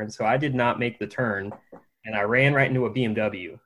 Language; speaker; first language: English; native; English